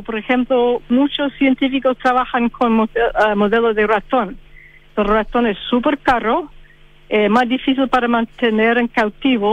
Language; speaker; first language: Spanish; non-native, fluent; English